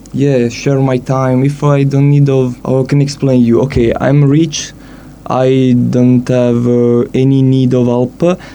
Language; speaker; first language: English; non-native, fluent; Italian